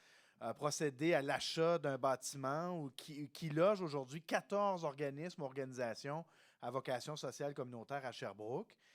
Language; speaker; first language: French; native; French